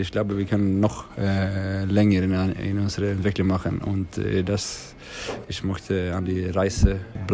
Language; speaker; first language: German; non-native, learner; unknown